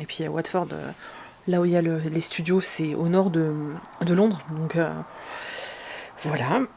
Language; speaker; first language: French; native; French